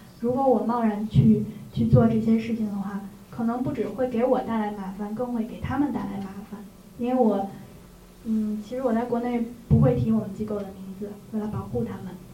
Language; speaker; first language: Chinese; native; Chinese